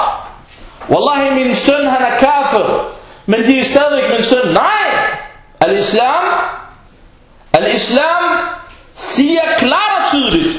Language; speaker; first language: Danish; non-native, fluent; Arabic